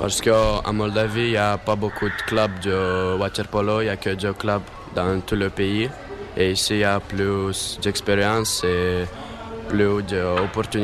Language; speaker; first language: French; non-native, learner; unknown